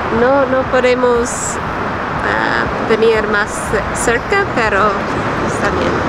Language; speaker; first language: Spanish; non-native, learner; English